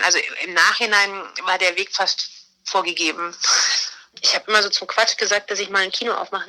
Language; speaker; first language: German; native; German